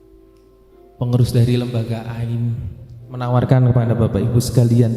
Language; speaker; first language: Indonesian; native; Indonesian